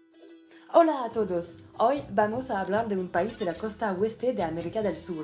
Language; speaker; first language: Spanish; non-native, learner; French